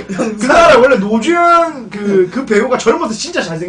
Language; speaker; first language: Korean; native; Korean